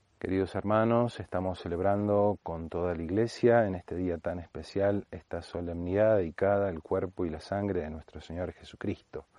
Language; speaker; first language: Spanish; native; Spanish